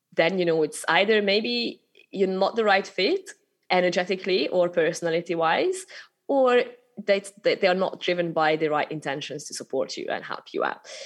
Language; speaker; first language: English; non-native, fluent; Hungarian